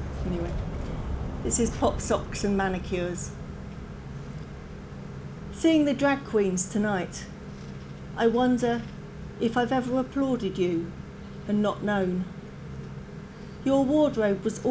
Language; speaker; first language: English; native; English